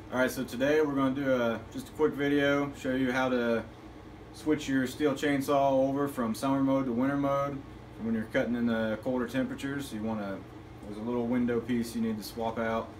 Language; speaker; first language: English; native; English